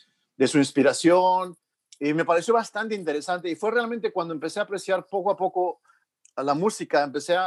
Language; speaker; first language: Spanish; early bilingual, heritage; Spanish